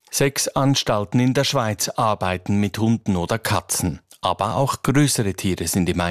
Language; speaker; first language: German; native; German